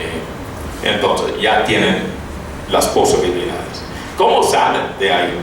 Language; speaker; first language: Spanish; non-native, fluent; English